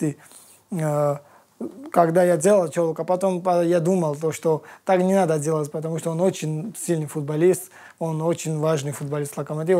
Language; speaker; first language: Russian; non-native, learner; Georgian